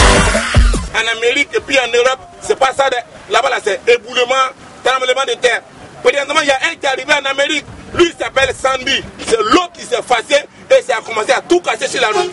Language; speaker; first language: French; non-native, local second language; Bambara